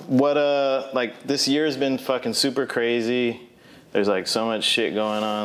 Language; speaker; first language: English; native; English